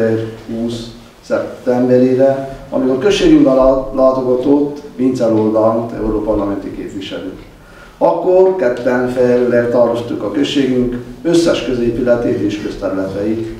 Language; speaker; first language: Hungarian; native; Hungarian